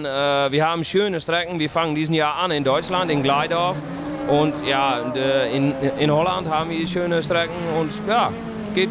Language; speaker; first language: German; non-native, learner; Dutch